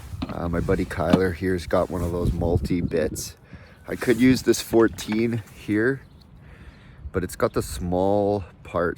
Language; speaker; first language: English; native; English